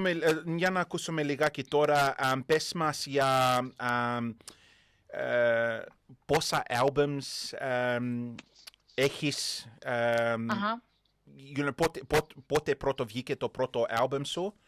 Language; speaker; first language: Greek; early bilingual, heritage; Greek